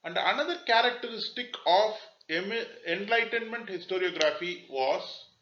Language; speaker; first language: English; non-native, local second language; Tamil